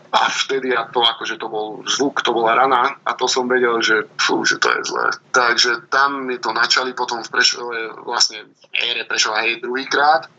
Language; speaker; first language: Slovak; native; Slovak